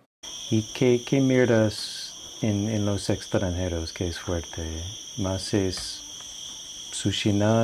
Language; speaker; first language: Spanish; non-native, fluent; English